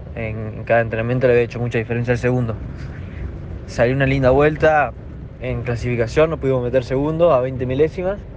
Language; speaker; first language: Spanish; native; Spanish